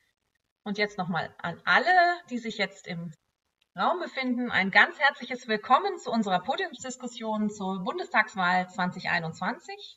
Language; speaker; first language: German; native; German